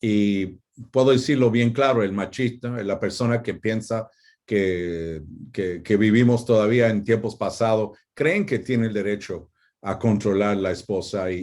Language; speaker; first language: Spanish; non-native, fluent; English